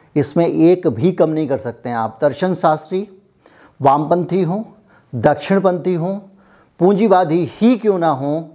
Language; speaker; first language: Hindi; native; Hindi